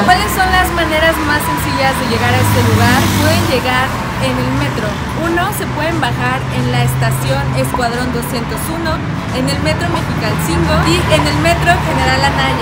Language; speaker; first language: Spanish; native; Spanish